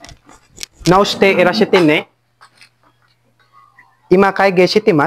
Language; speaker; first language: Japanese; non-native, learner; Filipino